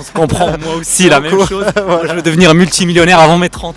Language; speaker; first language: French; native; French